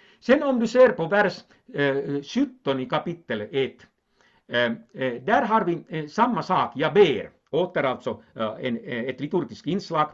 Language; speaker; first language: Swedish; non-native, local second language; Finnish